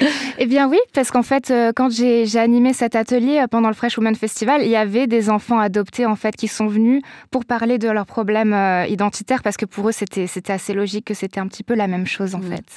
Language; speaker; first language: French; native; French